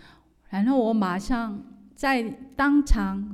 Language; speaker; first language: Chinese; non-native, fluent; Korean